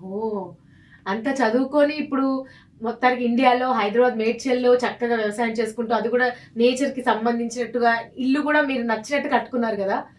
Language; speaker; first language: Telugu; native; Telugu